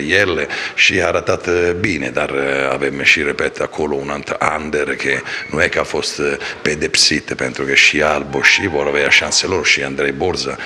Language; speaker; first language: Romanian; non-native, fluent; Italian